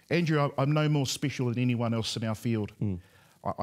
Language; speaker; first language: English; native; English